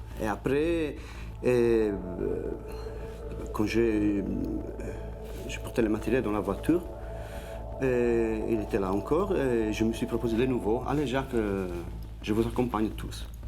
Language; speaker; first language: French; non-native, fluent; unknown